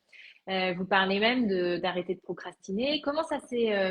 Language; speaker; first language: French; native; French